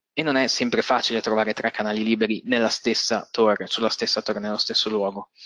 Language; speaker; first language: Italian; native; Italian